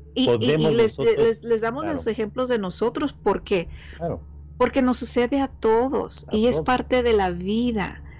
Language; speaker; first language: Spanish; early bilingual, heritage; Spanish